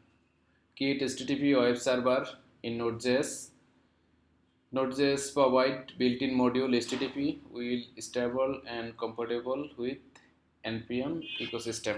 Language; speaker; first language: English; non-native, local second language; Bangla